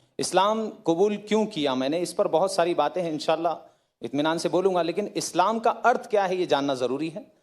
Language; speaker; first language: Hindi; native; Hindi